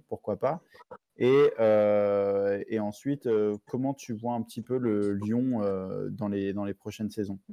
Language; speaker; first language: French; native; French